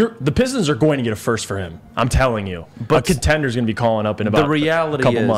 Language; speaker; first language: English; native; English